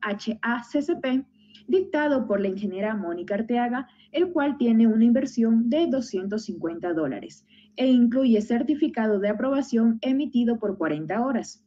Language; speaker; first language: Spanish; native; Spanish